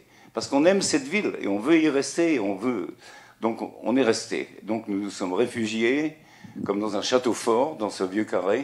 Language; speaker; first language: French; native; French